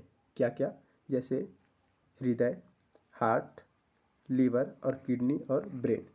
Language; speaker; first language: Hindi; native; Hindi